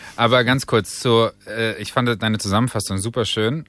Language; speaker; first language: German; native; German